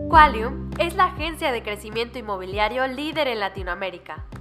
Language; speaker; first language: Spanish; native; Spanish